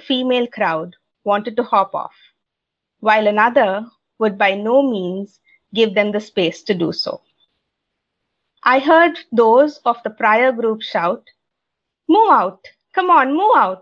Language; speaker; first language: English; non-native, local second language; Tamil